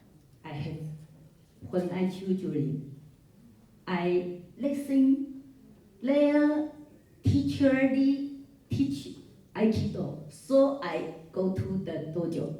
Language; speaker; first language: English; non-native, learner; Chinese